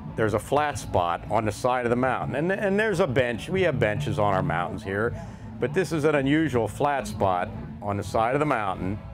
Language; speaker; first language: English; native; English